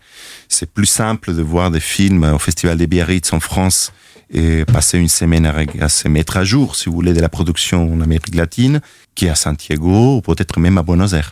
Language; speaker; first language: French; non-native, fluent; Spanish